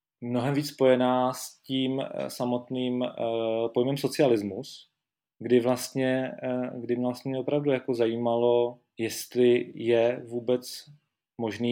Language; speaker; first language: Czech; native; Czech